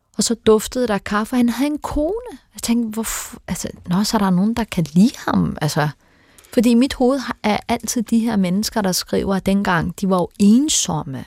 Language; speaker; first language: Danish; early bilingual, other home language; Turkish